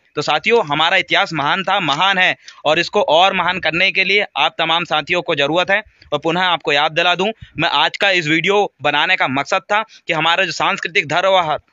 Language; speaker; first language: Hindi; native; Hindi